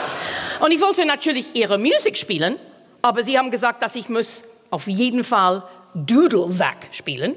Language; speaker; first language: German; non-native, learner; English